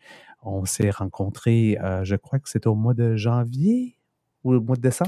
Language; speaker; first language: French; native; French